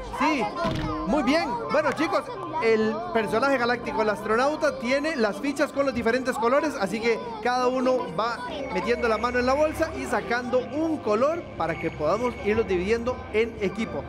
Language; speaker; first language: Spanish; native; Spanish